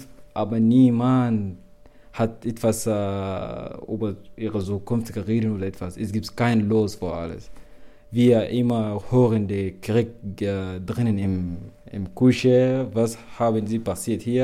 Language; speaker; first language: German; non-native, learner; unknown